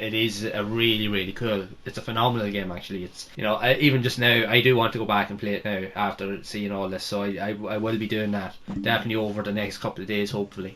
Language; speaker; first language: English; native; English